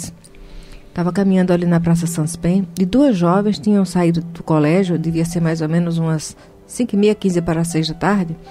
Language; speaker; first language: Portuguese; native; Portuguese